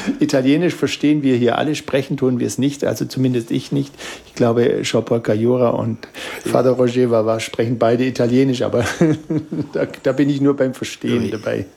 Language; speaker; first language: German; native; German